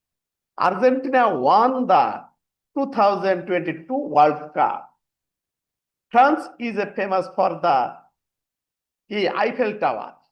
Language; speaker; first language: English; non-native, fluent; Bangla